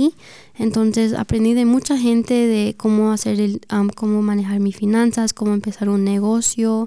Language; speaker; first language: Spanish; early bilingual, heritage; Spanish